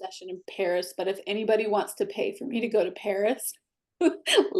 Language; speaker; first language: English; native; English